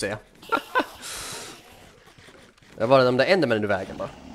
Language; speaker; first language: Swedish; native; Swedish